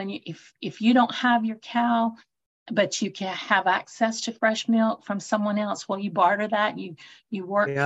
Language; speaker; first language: English; native; English